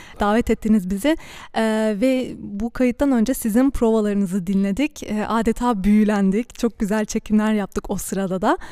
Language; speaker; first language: Turkish; early bilingual, heritage; Turkish